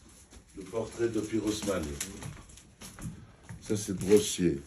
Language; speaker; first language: French; non-native, fluent; Georgian